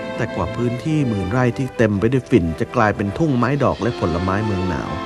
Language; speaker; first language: Thai; native; Thai